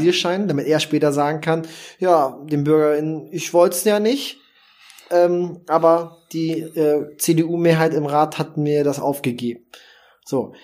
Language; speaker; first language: German; native; German